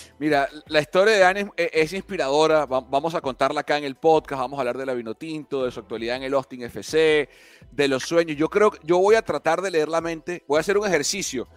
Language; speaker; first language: Spanish; native; Spanish